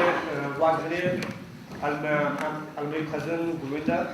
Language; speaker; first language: Catalan; non-native, learner; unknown